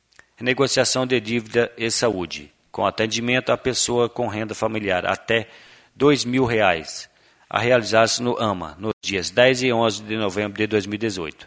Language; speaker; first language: Portuguese; native; Portuguese